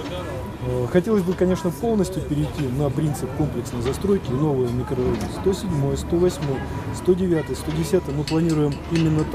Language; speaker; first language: Russian; native; Russian